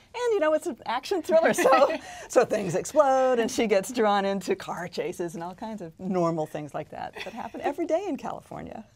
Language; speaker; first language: English; native; English